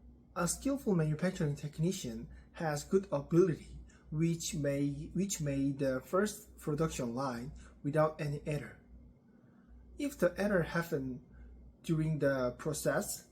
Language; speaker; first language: English; non-native, learner; Korean